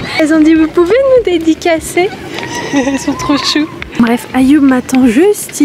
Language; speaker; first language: French; native; French